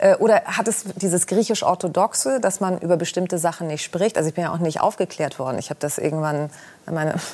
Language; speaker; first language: German; early bilingual, other home language; Greek